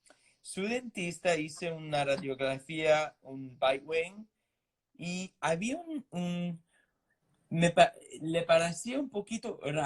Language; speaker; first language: Spanish; non-native, fluent; English